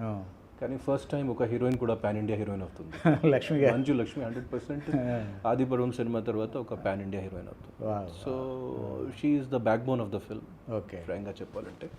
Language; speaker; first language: Telugu; non-native, fluent; Hindi